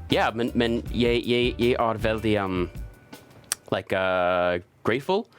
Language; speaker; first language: Norwegian; non-native, learner; English